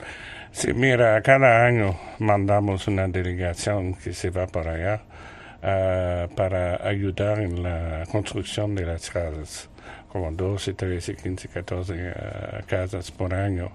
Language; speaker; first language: Spanish; non-native, learner; French